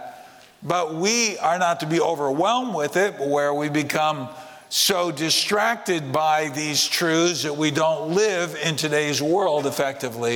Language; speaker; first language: English; native; English